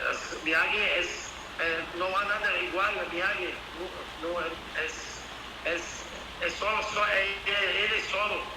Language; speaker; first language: Spanish; non-native, learner; Portuguese